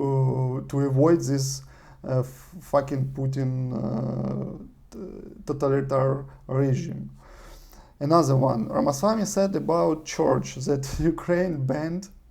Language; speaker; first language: English; non-native, learner; Russian